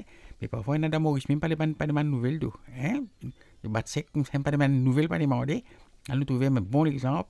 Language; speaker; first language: French; non-native, local second language; Morisyen